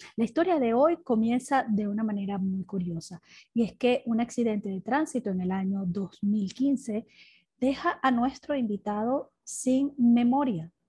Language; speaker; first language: Spanish; native; Spanish